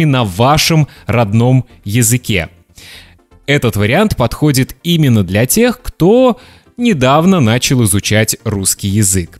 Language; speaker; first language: Russian; native; Russian